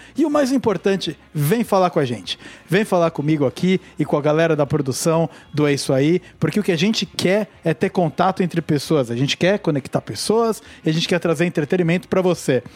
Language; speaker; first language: Portuguese; native; Portuguese